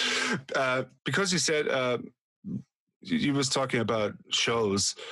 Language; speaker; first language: English; non-native, fluent; German